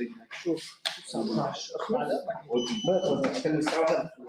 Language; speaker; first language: Arabic; native; Arabic